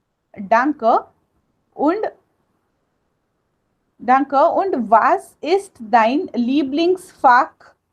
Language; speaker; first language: German; non-native, fluent; Hindi